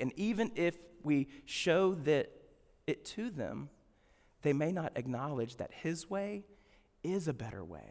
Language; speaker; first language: English; native; English